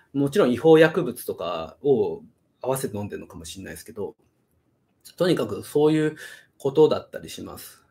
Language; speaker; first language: Japanese; native; Japanese